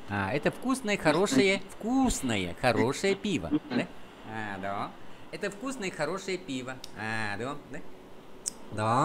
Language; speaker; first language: Russian; non-native, fluent; Vietnamese